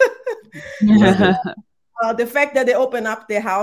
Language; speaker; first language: English; non-native, fluent; Portuguese